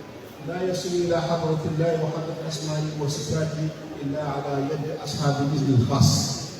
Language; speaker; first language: Arabic; non-native, fluent; Wolof